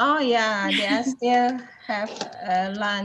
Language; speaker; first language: English; non-native, learner; Indonesian